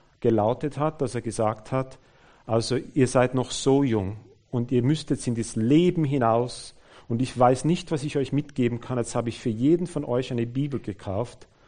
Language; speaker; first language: German; native; German